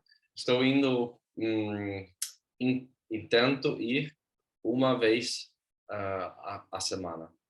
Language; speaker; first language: Portuguese; non-native, learner; Swedish